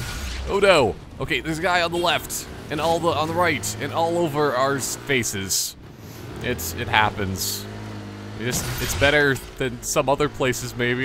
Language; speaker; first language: English; native; English